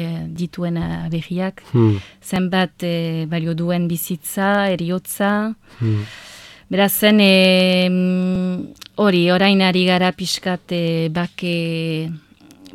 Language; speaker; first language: Basque; non-native, local second language; French